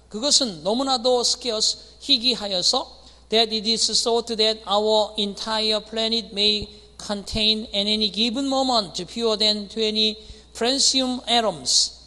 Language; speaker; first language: English; non-native, fluent; Korean